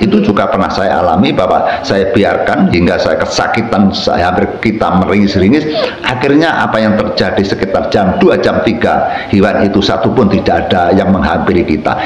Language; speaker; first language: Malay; non-native, local second language; Javanese